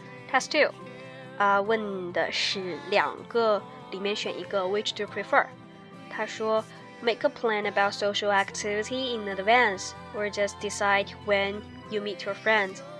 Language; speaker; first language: English; non-native, fluent; Chinese